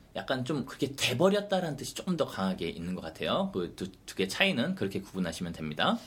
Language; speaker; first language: Korean; non-native, fluent; English